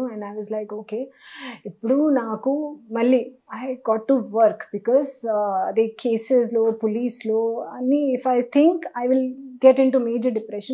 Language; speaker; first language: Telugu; non-native, learner; Hindi